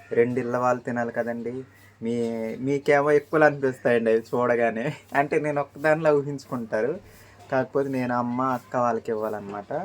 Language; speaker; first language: Telugu; native; Telugu